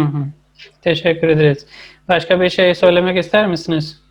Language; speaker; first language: Turkish; non-native, fluent; Urdu